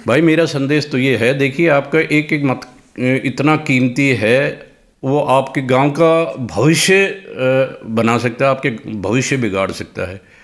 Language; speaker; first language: Hindi; native; Hindi